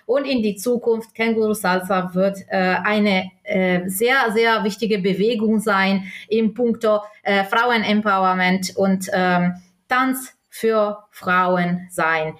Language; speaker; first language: German; non-native, local second language; Italian